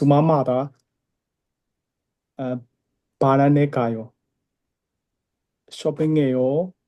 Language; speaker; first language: Korean; non-native, learner; Burmese